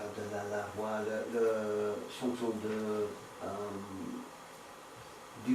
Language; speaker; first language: French; non-native, learner; English